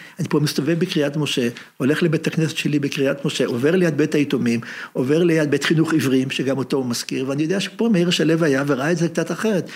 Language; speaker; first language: Hebrew; native; Hebrew